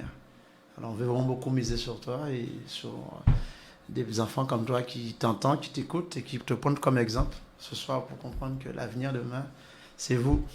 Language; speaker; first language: French; native; French